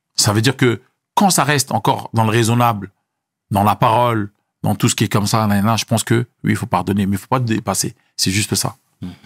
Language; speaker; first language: French; early bilingual, other home language; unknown